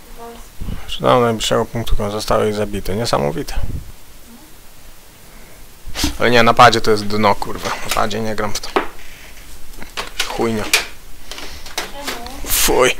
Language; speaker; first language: Polish; native; Polish